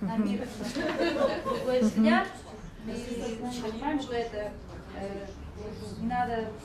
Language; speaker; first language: Russian; non-native, learner; Persian